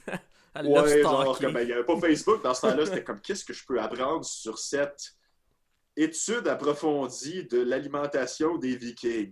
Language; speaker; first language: French; native; French